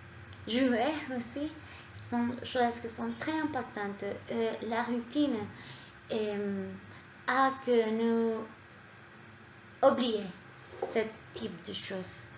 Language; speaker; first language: French; non-native, learner; Spanish